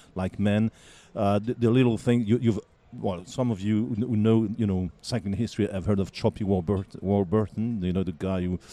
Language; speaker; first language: English; non-native, fluent; French